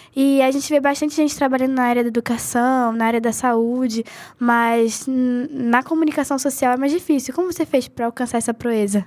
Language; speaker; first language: Portuguese; native; Portuguese